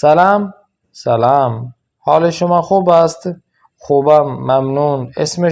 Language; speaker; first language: Persian; non-native, fluent; Urdu